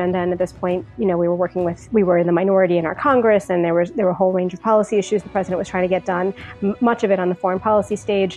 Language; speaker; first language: English; native; English